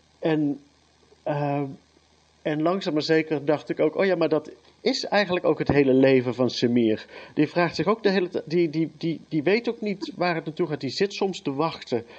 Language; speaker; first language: Dutch; native; Dutch